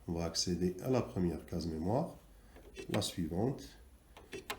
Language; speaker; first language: French; non-native, local second language; Arabic